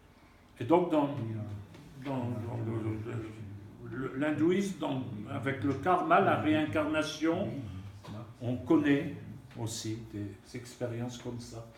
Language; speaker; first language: French; native; French